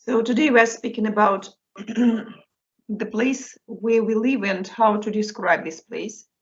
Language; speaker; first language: English; non-native, fluent; Russian